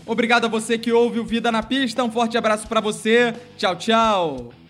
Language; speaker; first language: Portuguese; native; Portuguese